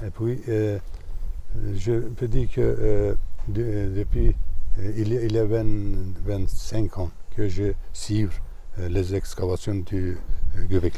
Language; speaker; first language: French; non-native, fluent; Turkish